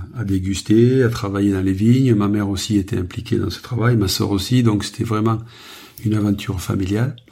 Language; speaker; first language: French; native; French